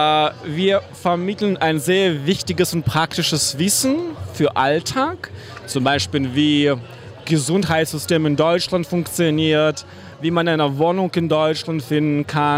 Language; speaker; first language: German; non-native, fluent; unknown